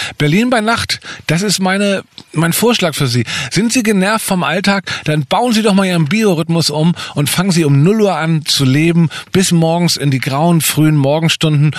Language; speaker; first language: German; native; German